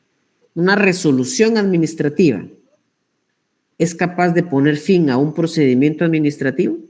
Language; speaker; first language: Spanish; native; Spanish